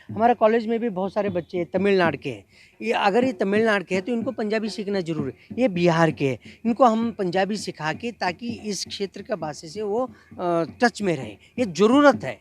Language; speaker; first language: Hindi; non-native, local second language; Kannada